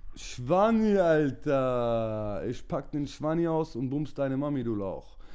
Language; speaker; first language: German; early bilingual, other home language; Turkish